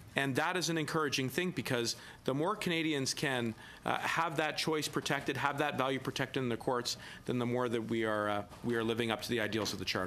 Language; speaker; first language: English; native; English